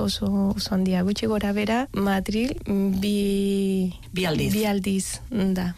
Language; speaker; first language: Basque; non-native, learner; Spanish